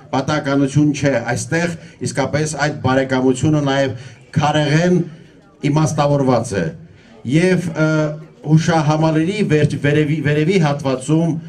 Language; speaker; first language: Armenian; native; Armenian